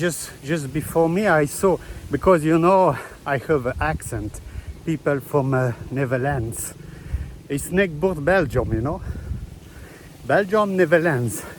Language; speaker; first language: English; non-native, learner; French